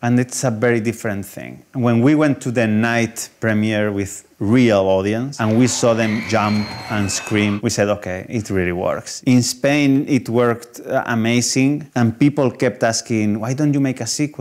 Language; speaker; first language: English; non-native, fluent; Spanish